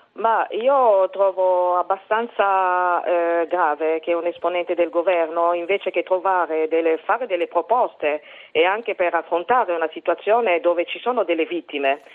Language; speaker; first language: Italian; non-native, fluent; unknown